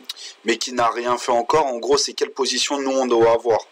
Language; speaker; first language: French; native; French